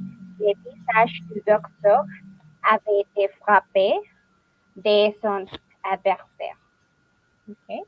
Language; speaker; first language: French; non-native, learner; Spanish